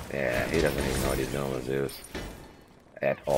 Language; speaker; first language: English; native; English